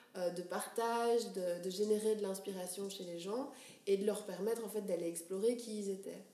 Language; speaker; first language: French; native; French